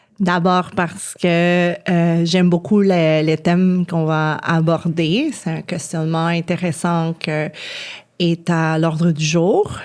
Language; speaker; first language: French; non-native, fluent; Spanish